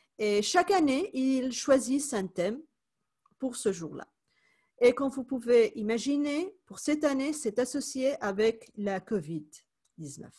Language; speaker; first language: French; non-native, fluent; Spanish